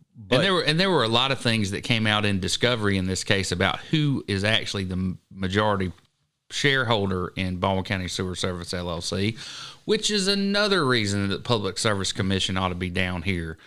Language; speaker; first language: English; native; English